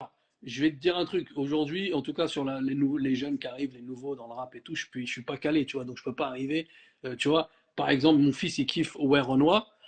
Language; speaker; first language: French; native; French